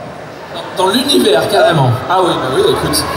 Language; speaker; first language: French; native; French